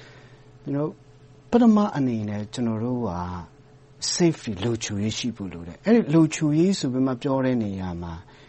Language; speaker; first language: Burmese; non-native, local second language; Hakha Chin